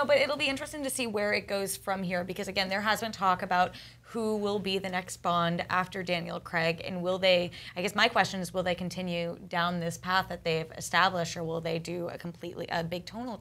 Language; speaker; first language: English; native; English